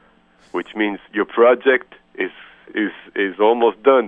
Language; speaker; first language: English; non-native, fluent; French